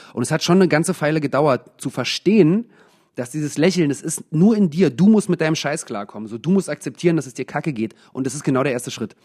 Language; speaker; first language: German; native; German